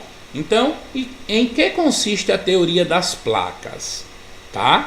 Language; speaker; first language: Portuguese; native; Portuguese